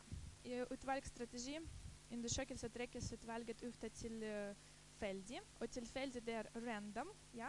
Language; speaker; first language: Norwegian; non-native, fluent; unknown